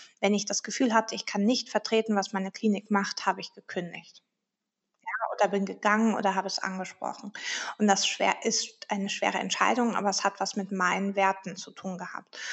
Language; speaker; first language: German; early bilingual, heritage; German